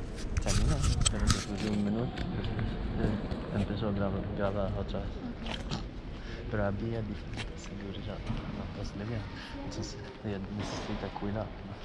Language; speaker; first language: Spanish; non-native, learner; Swedish